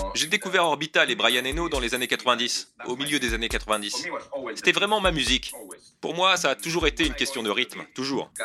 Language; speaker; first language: French; non-native, fluent; Spanish